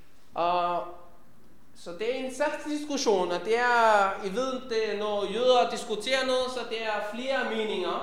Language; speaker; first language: Danish; non-native, fluent; Hebrew